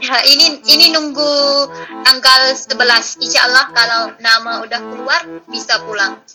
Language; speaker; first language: Indonesian; non-native, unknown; Thai